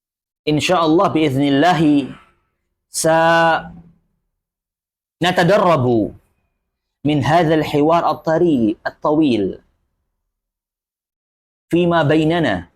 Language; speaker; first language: Arabic; non-native, fluent; Indonesian